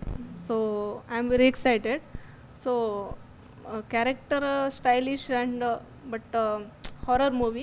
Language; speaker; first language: Tamil; non-native, learner; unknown